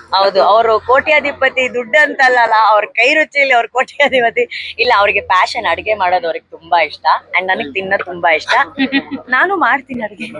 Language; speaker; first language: Kannada; non-native, local second language; Tulu